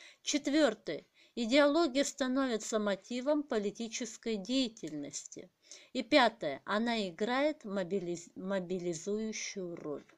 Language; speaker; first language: Russian; non-native, local second language; Kazakh